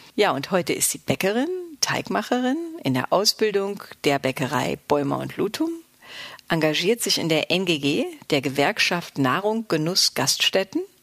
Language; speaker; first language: German; native; German